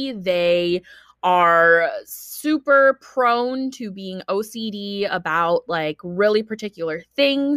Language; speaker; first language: English; early bilingual, other home language; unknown